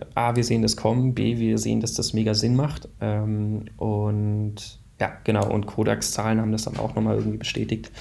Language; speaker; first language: German; native; German